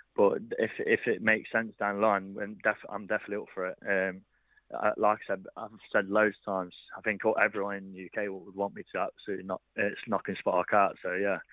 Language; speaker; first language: English; native; English